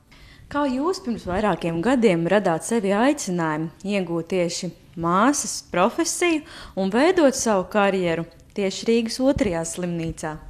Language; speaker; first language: Latvian; native; Latvian